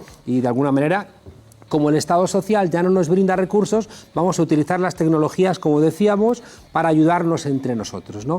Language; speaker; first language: Spanish; native; Spanish